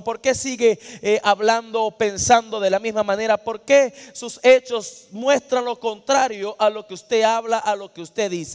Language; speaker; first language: Spanish; native; Spanish